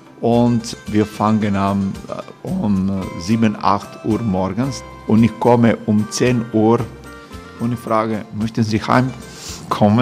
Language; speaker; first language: German; non-native, learner; Croatian